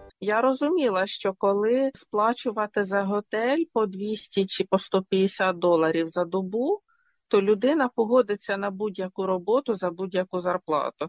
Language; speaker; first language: Ukrainian; native; Ukrainian